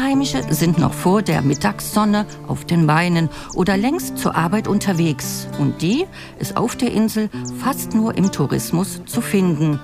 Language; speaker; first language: German; native; German